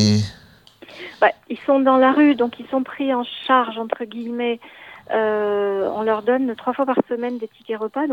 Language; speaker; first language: French; native; French